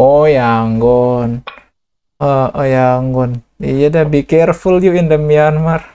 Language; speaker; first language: English; non-native, learner; Indonesian